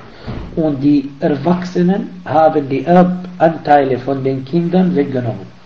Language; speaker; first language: German; non-native, fluent; Arabic